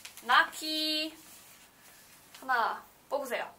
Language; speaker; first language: Korean; non-native, learner; Chinese